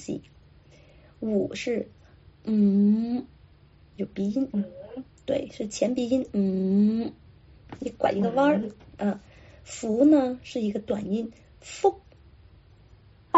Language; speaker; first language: Chinese; non-native, local second language; Cantonese